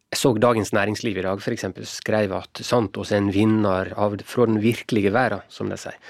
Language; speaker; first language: Norwegian; native; Norwegian